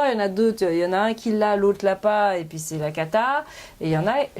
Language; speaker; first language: French; native; French